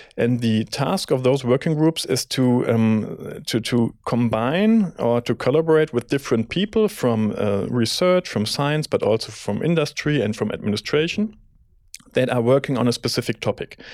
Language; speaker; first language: English; non-native, fluent; German